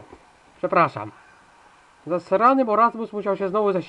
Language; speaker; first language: Polish; native; Polish